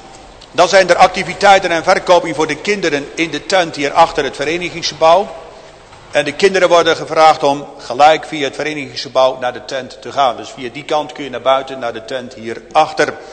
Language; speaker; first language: Dutch; native; Dutch